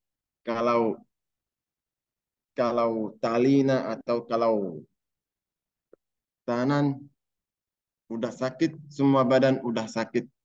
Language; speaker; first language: Indonesian; non-native, learner; Arabic